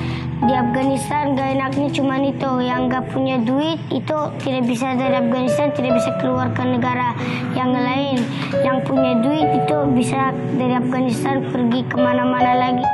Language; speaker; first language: Indonesian; early bilingual, other home language; Persian